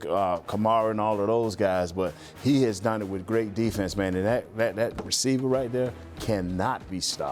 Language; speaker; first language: English; native; English